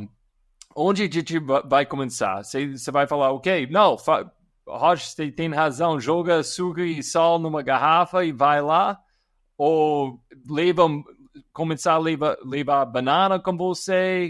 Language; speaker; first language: Portuguese; non-native, fluent; English